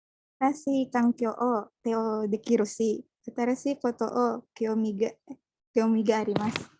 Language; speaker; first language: Japanese; non-native, learner; Indonesian